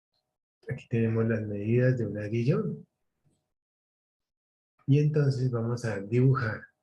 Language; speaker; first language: Spanish; native; Spanish